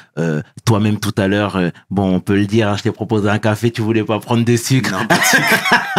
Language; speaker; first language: French; early bilingual, other home language; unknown